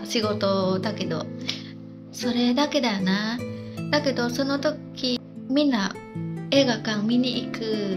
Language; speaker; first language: Japanese; non-native, fluent; Khmer